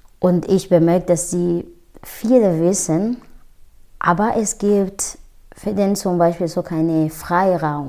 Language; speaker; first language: German; non-native, fluent; Kinyarwanda